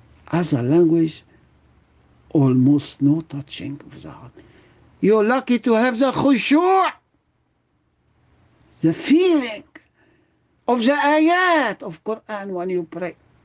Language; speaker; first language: English; non-native, fluent; Arabic